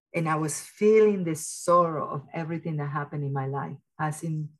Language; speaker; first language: English; early bilingual, other home language; Spanish